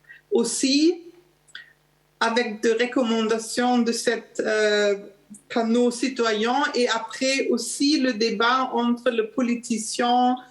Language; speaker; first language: French; non-native, learner; German